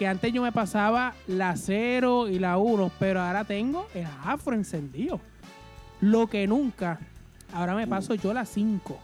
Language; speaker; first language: Spanish; native; Spanish